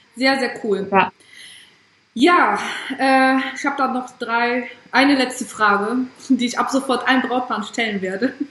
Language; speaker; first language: German; native; German